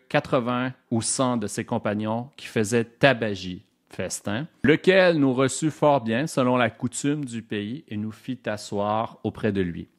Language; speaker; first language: French; native; French